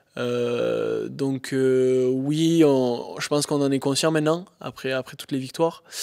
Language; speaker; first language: French; native; French